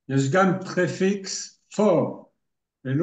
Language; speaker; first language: Hebrew; non-native, fluent; French